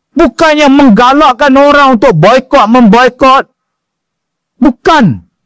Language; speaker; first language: Malay; native; Malay